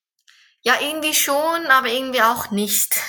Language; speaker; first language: German; non-native, fluent; Korean